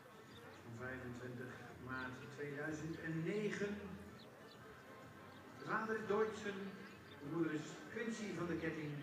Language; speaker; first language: Dutch; native; Dutch